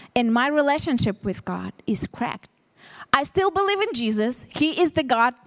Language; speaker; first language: English; non-native, fluent; Ukrainian